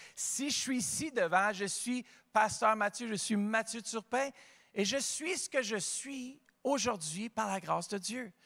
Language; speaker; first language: French; native; French